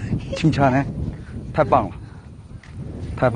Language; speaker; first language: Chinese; non-native, fluent; Korean